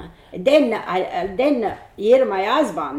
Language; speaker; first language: English; non-native, learner; Italian